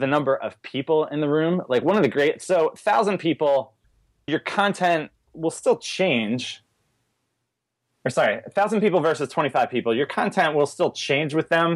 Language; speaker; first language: English; native; English